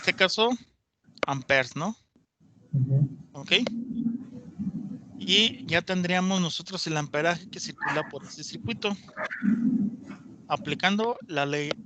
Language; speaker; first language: Spanish; native; Spanish